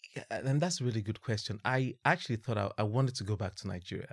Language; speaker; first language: English; non-native, local second language; Yoruba